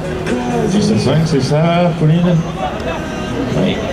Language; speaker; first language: French; native; French